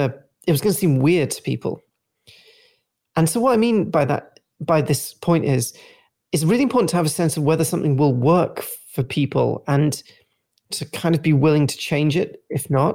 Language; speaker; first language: English; native; English